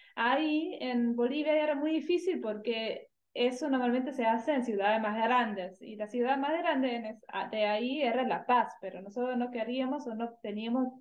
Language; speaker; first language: Spanish; non-native, fluent; German